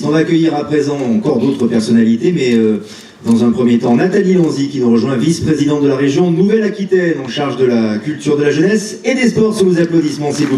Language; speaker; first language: French; native; French